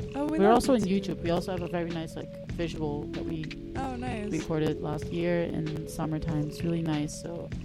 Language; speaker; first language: English; non-native, fluent; Dutch